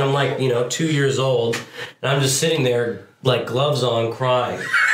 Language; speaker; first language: English; native; English